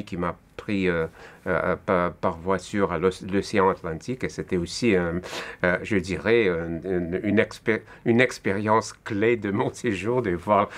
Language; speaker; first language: French; non-native, fluent; Russian